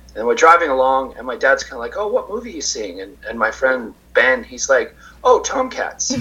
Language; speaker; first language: English; native; English